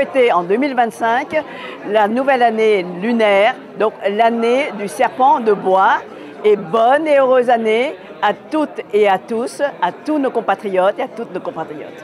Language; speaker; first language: French; native; French